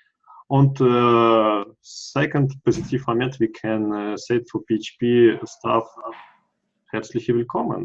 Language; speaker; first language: English; non-native, learner; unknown